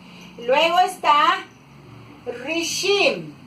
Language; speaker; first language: Spanish; non-native, local second language; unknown